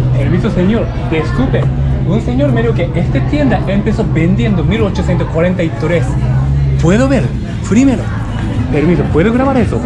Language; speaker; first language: Spanish; non-native, learner; Japanese